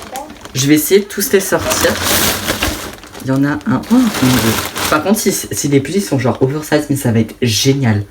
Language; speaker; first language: French; native; French